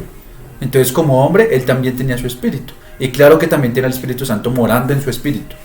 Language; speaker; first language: Spanish; native; Spanish